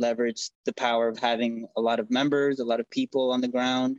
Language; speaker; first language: English; native; English